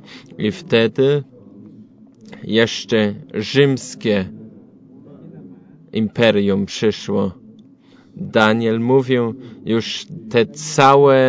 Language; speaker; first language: Polish; non-native, learner; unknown